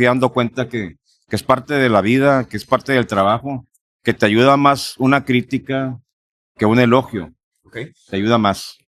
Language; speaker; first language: Spanish; native; Spanish